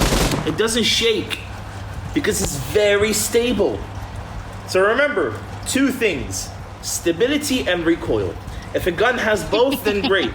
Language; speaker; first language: English; native; English